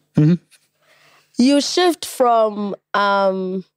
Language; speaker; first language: English; non-native, local second language; Xhosa